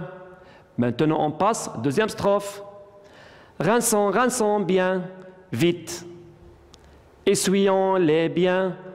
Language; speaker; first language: French; non-native, local second language; Arabic